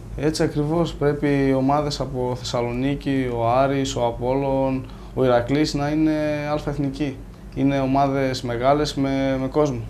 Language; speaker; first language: Greek; native; Greek